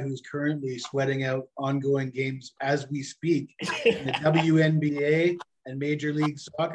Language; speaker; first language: English; native; English